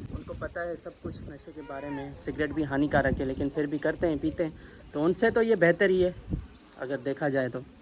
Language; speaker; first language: Urdu; non-native, local second language; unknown